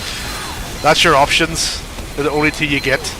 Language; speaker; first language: English; native; English